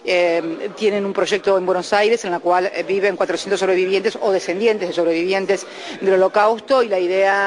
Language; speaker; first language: Spanish; native; Spanish